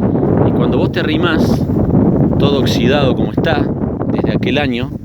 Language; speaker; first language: Spanish; native; Spanish